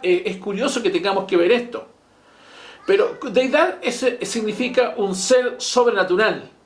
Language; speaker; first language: Spanish; native; Spanish